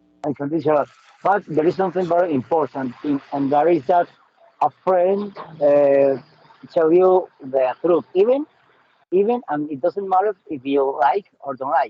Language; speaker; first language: English; non-native, learner; Spanish